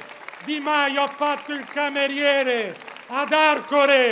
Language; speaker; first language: Italian; native; Italian